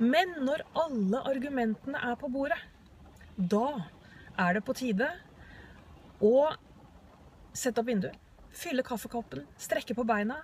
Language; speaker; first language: Norwegian; native; Norwegian